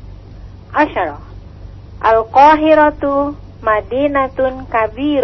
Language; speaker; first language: Arabic; non-native, learner; Indonesian